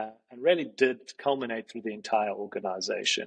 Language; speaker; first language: English; native; English